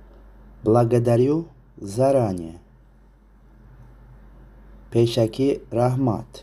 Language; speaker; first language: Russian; non-native, local second language; Tajik